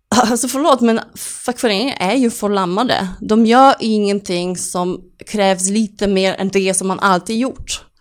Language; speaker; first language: Swedish; non-native, fluent; Polish